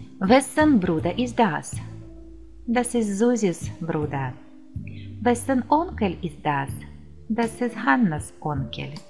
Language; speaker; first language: German; non-native, fluent; Ukrainian